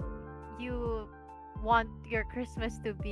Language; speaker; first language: English; non-native, local second language; Filipino